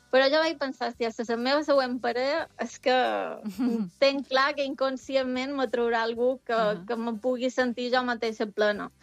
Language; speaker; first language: Catalan; native; Catalan